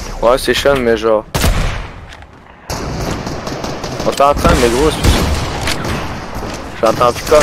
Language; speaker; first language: French; native; French